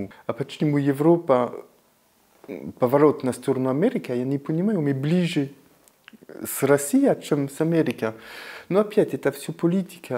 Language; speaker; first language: Russian; non-native, fluent; French